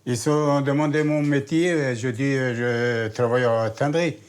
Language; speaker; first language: French; non-native, learner; Turkish